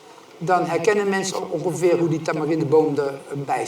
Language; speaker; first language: Dutch; native; Dutch